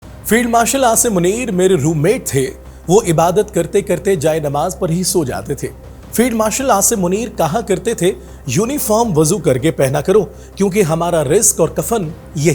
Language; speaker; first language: Urdu; native; Urdu